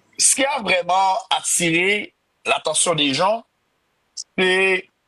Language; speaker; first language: French; non-native, local second language; Haitian Creole